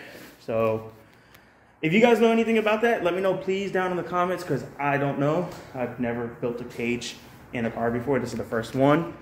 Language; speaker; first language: English; native; English